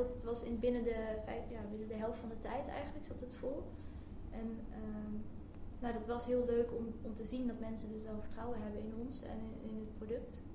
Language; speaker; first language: Dutch; native; Dutch